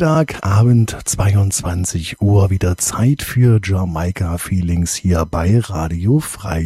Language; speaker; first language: German; native; German